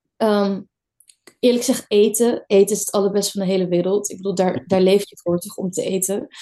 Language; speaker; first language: Dutch; early bilingual, other home language; Kurdish